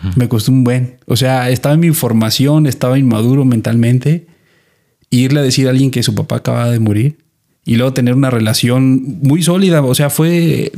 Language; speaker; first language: Spanish; native; Spanish